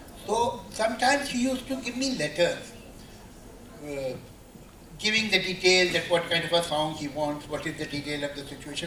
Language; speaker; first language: English; non-native, local second language; Urdu